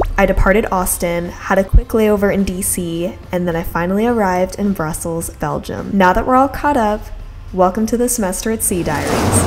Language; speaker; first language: English; native; English